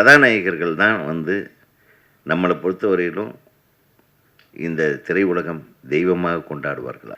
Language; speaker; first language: Tamil; native; Tamil